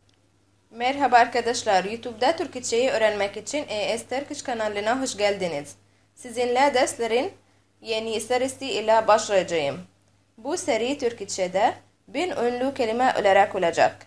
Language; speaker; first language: Turkish; non-native, fluent; Arabic